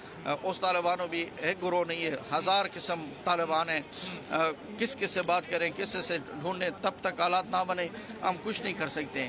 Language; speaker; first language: Hindi; non-native, fluent; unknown